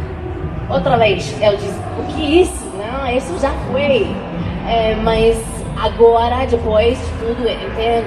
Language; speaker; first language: Portuguese; non-native, learner; English